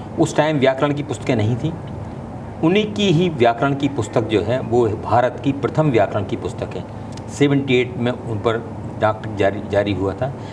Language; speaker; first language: Hindi; native; Hindi